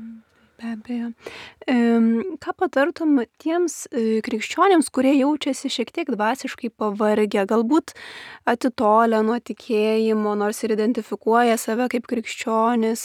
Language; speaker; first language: Lithuanian; native; Lithuanian